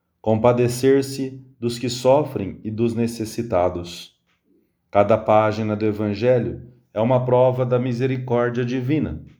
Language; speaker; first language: Portuguese; native; Portuguese